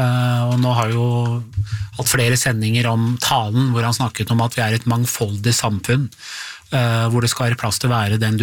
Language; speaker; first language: Norwegian; native; Norwegian